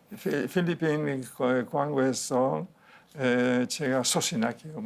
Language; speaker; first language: Korean; non-native, learner; Spanish